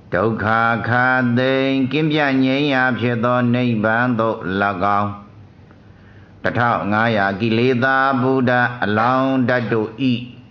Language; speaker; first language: Burmese; native; Burmese